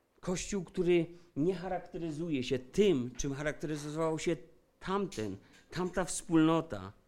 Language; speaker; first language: Polish; native; Polish